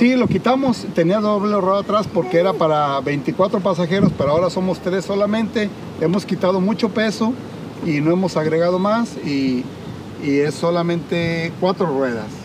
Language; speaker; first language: Spanish; native; Spanish